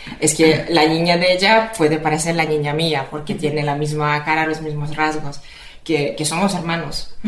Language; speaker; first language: Spanish; non-native, fluent; Polish